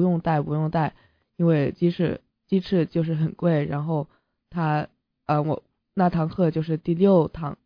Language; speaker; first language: Chinese; early bilingual, heritage; English